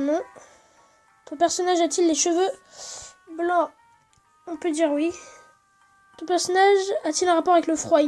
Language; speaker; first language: French; native; French